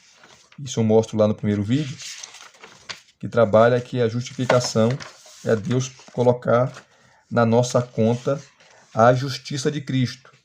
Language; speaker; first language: Portuguese; native; Portuguese